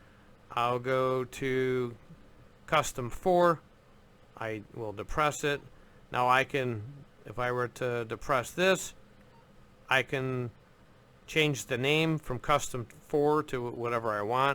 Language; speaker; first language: English; native; English